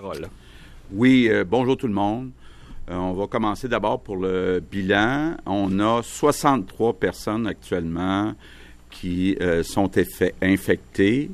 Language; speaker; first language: French; native; French